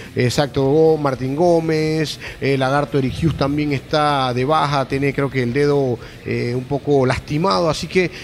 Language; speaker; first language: Spanish; native; Spanish